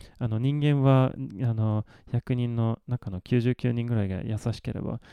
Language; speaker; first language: Japanese; non-native, fluent; Swedish